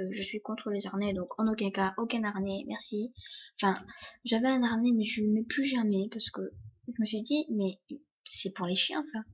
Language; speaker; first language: French; early bilingual, other home language; Polish